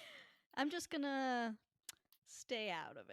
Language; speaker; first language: English; native; English